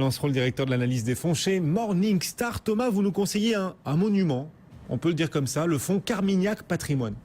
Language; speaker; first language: French; native; French